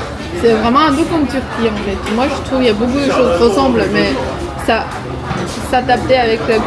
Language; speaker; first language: French; non-native, learner; Chinese